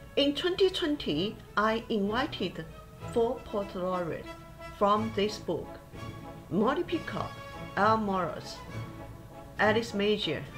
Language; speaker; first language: English; non-native, fluent; Chinese